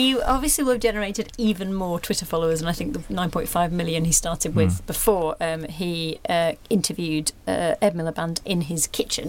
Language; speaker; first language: English; native; English